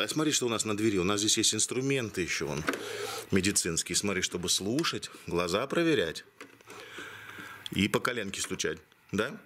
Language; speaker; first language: Russian; native; Russian